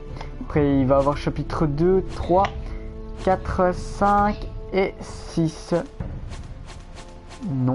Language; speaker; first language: French; native; French